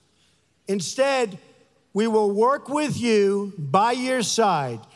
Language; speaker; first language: English; native; English